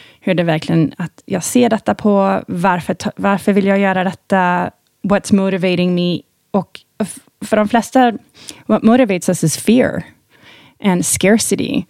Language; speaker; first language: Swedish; early bilingual, heritage; Swedish